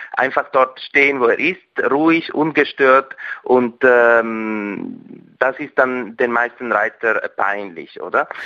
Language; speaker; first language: German; non-native, local second language; Italian